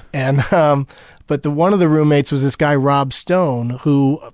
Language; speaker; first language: English; native; English